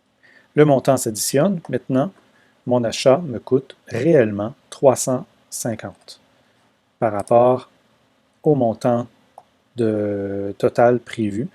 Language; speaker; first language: French; native; French